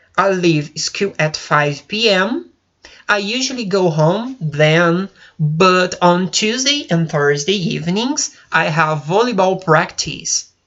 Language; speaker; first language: English; non-native, fluent; Portuguese